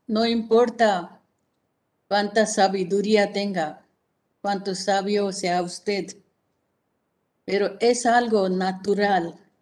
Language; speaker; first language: Spanish; non-native, fluent; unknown